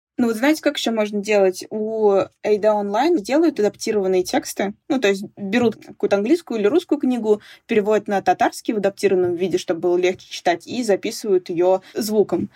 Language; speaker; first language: Russian; native; Russian